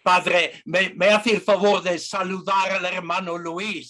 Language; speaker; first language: Spanish; non-native, fluent; English